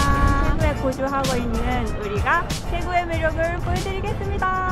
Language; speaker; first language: Korean; non-native, fluent; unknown